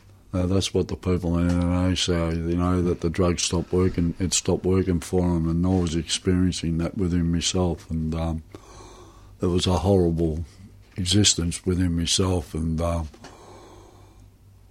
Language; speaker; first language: English; native; English